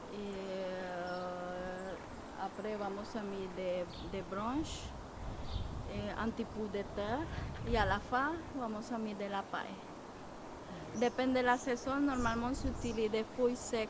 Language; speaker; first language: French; non-native, learner; Spanish